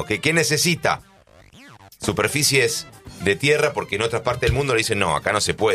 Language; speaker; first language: Spanish; native; Spanish